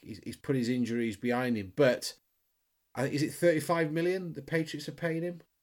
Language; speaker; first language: English; native; English